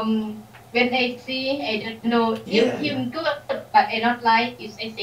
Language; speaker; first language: English; non-native, learner; Thai